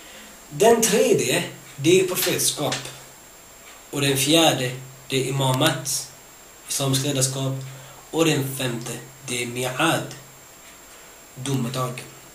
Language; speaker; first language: Swedish; early bilingual, other home language; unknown